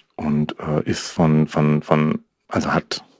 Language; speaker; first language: German; native; German